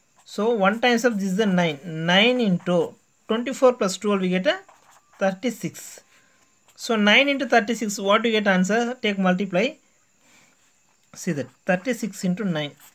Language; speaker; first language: English; non-native, local second language; Tamil